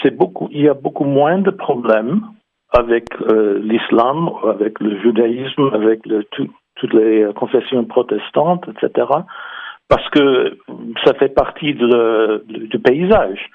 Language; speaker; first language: French; non-native, fluent; English